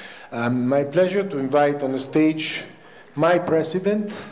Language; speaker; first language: English; non-native, fluent; Italian